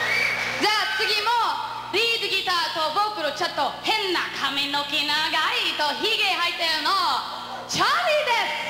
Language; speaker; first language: Japanese; non-native, learner; English